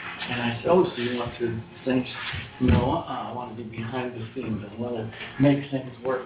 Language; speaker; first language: English; native; English